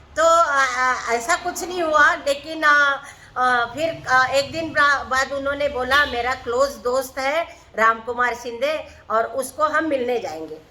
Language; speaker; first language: Hindi; non-native, local second language; Marathi